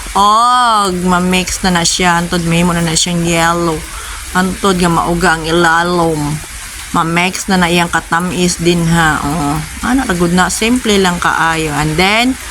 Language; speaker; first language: Cebuano; non-native, local second language; Hiligaynon